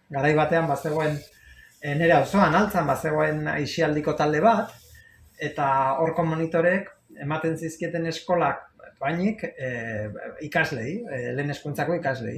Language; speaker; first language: Basque; non-native, local second language; Spanish